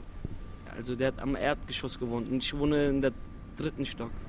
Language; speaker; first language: German; non-native, local second language; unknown